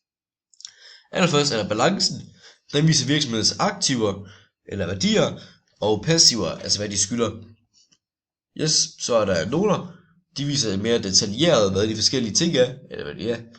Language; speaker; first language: Danish; native; Danish